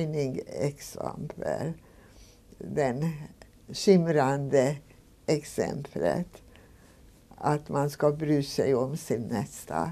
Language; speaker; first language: Swedish; non-native, fluent; Hungarian